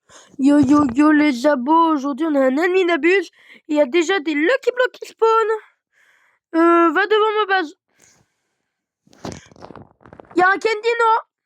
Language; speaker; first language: French; native; French